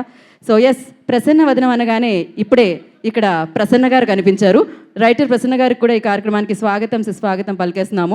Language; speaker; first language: Telugu; native; Telugu